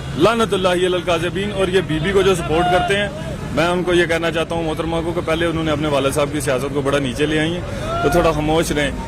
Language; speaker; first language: Urdu; non-native, local second language; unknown